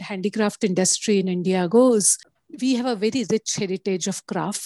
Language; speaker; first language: English; non-native, local second language; Gujarati